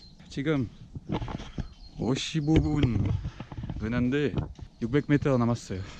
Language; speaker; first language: Korean; non-native, learner; French